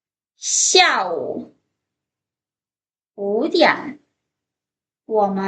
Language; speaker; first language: Chinese; non-native, fluent; Lao